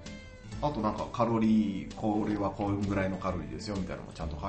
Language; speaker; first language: Japanese; native; Japanese